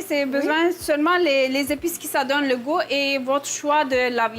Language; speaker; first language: French; non-native, learner; Turkish